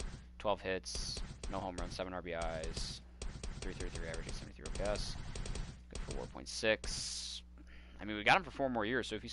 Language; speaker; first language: English; native; English